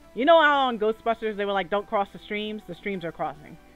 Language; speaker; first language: English; native; English